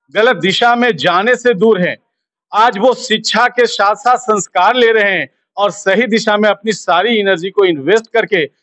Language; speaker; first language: Hindi; native; Hindi